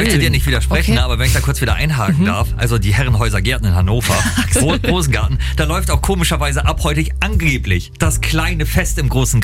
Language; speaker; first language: German; native; German